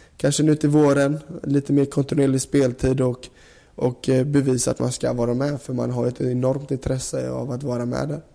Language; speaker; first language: Swedish; native; Swedish